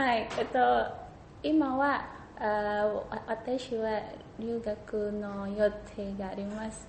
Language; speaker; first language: Japanese; non-native, learner; Indonesian